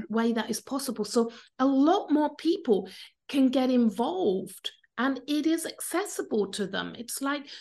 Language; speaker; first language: English; native; English